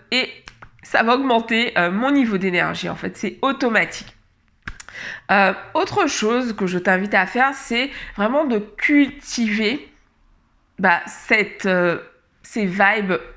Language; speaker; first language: French; native; French